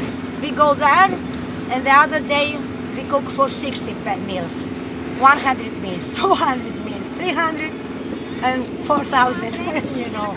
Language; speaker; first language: English; non-native, local second language; Greek